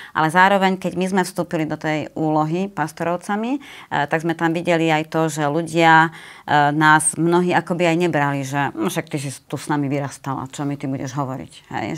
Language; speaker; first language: Slovak; native; Slovak